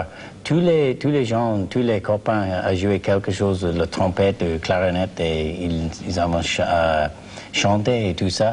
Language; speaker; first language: French; non-native, learner; English